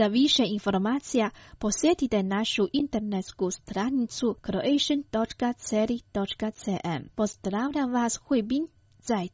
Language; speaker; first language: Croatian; non-native, fluent; Chinese